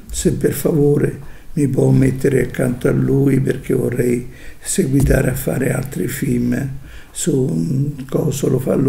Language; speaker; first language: Italian; native; Italian